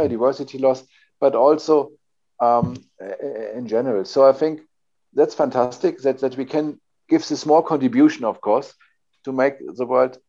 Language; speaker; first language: English; non-native, fluent; German